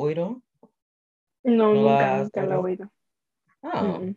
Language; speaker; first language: Spanish; early bilingual, heritage; Spanish